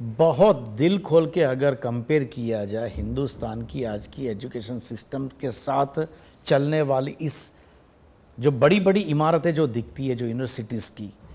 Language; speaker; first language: Hindi; non-native, local second language; Gujarati